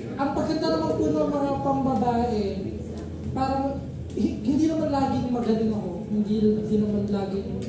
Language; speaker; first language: Filipino; native; Filipino